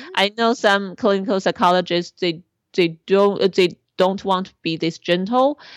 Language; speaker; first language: English; non-native, fluent; Chinese